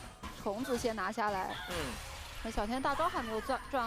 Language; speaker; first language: Chinese; native; Chinese